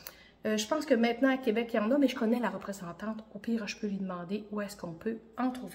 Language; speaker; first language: French; native; French